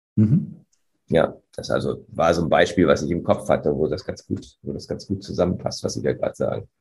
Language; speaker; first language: German; native; German